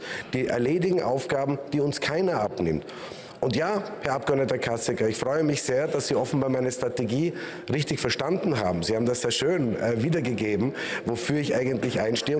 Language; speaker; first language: German; native; German